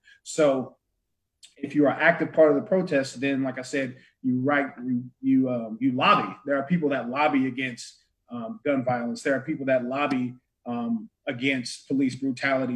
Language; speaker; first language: English; native; English